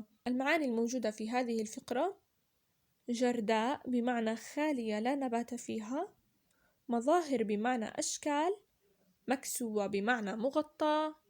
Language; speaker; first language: Arabic; native; Arabic